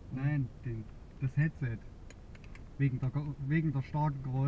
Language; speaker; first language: German; native; German